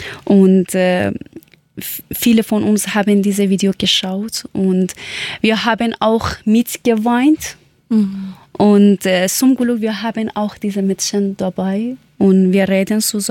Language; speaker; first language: German; non-native, learner; Persian